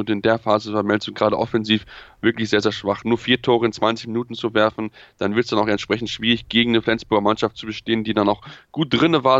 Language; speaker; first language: German; native; German